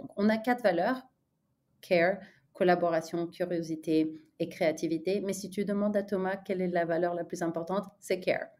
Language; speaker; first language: French; non-native, fluent; Spanish